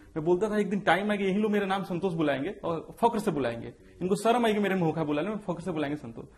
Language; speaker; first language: Hindi; native; Hindi